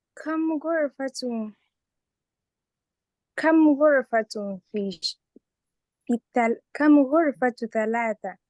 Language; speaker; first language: Arabic; non-native, learner; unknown